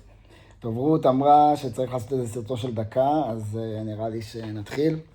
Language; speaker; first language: Hebrew; native; Hebrew